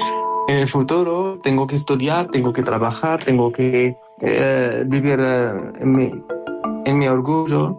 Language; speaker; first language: Spanish; non-native, learner; Arabic